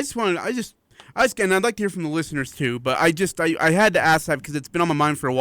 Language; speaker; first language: English; native; English